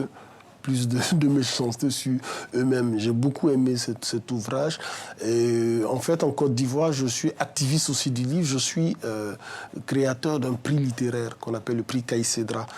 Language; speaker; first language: French; native; French